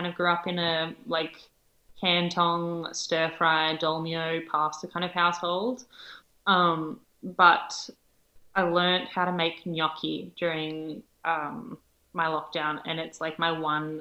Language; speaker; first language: English; native; English